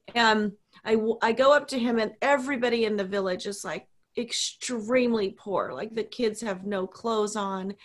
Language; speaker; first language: English; native; English